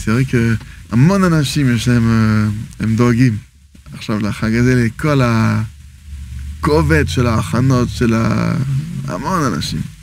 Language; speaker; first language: Hebrew; non-native, fluent; French